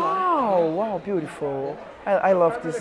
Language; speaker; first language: English; non-native, learner; Portuguese